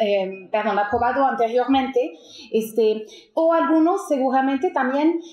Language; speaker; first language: Spanish; native; Spanish